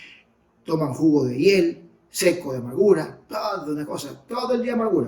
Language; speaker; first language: Spanish; native; Spanish